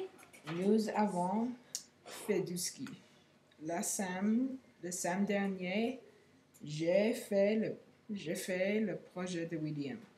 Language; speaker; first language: French; non-native, learner; English